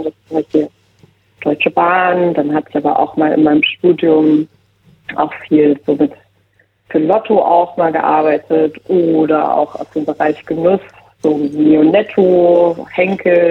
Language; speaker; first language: German; native; German